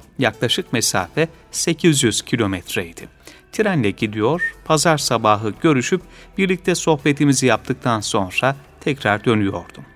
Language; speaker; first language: Turkish; native; Turkish